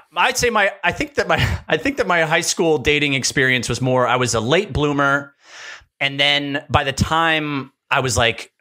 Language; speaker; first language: English; native; English